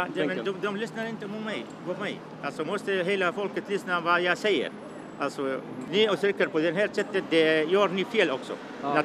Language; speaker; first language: Swedish; non-native, learner; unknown